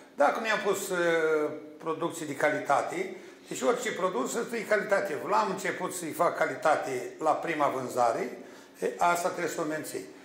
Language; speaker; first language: Romanian; native; Romanian